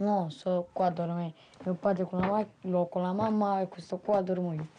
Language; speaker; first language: Italian; early bilingual, other home language; Romanian